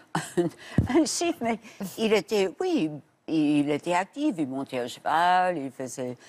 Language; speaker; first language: French; non-native, fluent; English